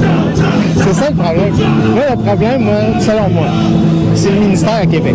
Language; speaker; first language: French; native; French